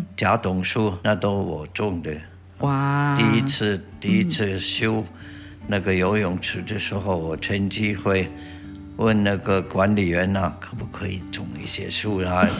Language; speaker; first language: Chinese; non-native, fluent; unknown